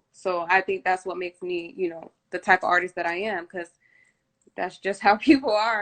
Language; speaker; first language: English; native; English